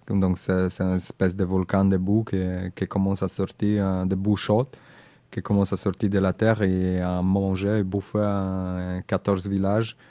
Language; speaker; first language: French; non-native, learner; Indonesian